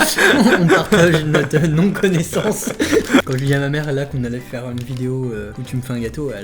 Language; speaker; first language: French; native; French